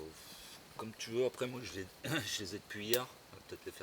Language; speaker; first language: French; native; French